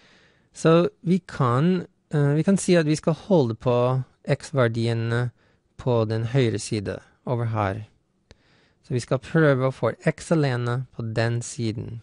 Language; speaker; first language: Norwegian; non-native, fluent; English